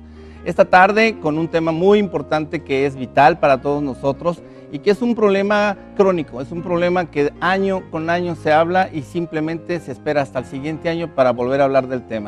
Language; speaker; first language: Spanish; native; Spanish